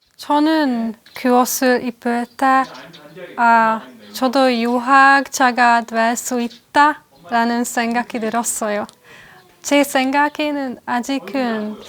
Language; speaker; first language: Korean; non-native, fluent; Hungarian